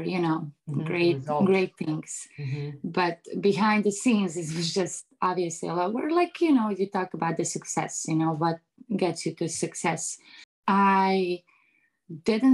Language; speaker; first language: English; non-native, fluent; Bosnian